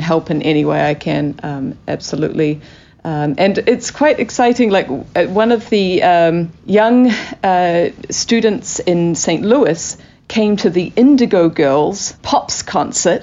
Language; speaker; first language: English; native; English